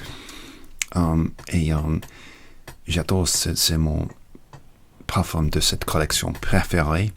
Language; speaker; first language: French; non-native, learner; English